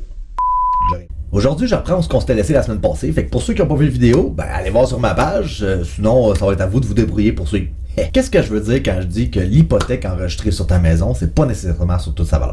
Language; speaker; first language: French; native; French